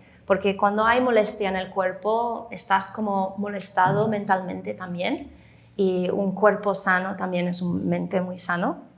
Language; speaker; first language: Spanish; non-native, fluent; English